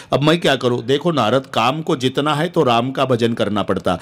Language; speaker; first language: Hindi; non-native, local second language; Marathi